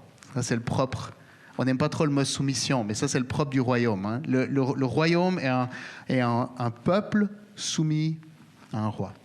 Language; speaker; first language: French; native; French